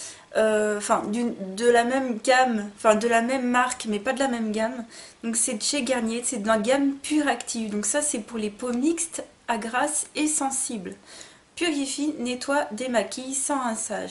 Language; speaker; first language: French; native; French